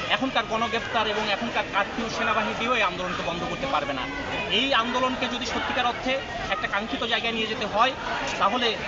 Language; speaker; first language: Bangla; native; Bangla